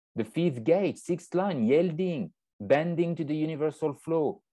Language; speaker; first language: English; non-native, fluent; French